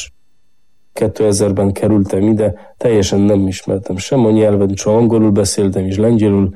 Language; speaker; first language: Hungarian; non-native, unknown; Polish